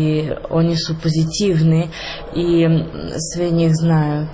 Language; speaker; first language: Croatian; non-native, learner; Russian